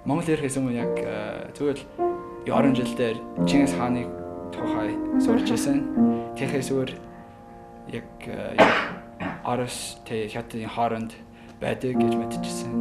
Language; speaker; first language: Mongolian; non-native, fluent; English